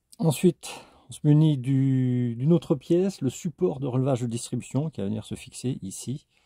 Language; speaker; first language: French; native; French